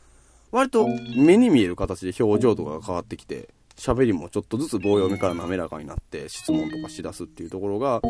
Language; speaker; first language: Japanese; native; Japanese